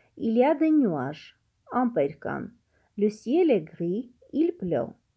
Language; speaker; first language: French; non-native, fluent; Armenian